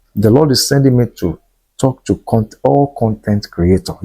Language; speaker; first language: English; non-native, local second language; Yoruba